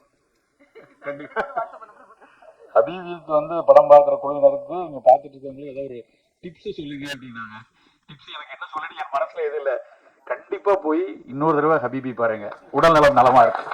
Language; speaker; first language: Tamil; native; Tamil